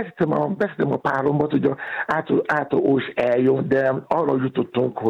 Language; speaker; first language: Hungarian; non-native, fluent; Yoruba